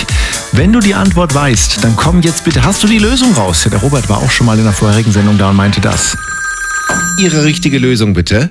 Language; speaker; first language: German; native; German